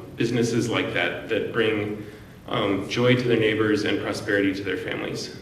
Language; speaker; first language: English; native; English